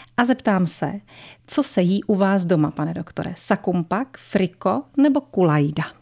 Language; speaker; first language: Czech; native; Czech